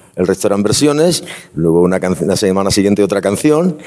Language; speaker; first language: Spanish; native; Spanish